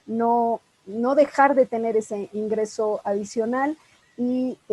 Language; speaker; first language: Spanish; native; Spanish